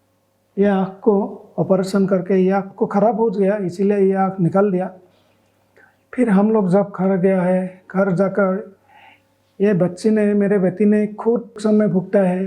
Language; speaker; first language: Hindi; non-native, local second language; Assamese